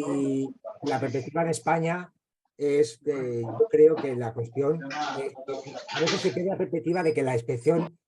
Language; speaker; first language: Spanish; native; Spanish